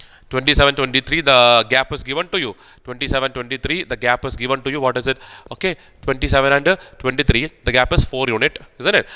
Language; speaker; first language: English; non-native, local second language; Malayalam